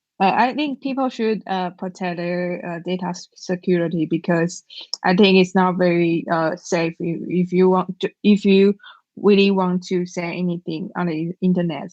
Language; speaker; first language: English; non-native, learner; Chinese